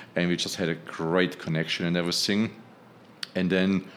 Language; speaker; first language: English; non-native, fluent; German